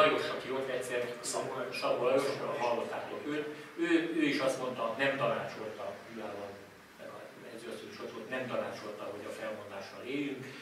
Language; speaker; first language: Hungarian; native; Hungarian